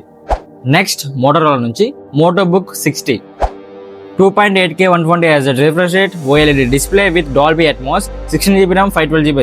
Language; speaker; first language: Telugu; native; Telugu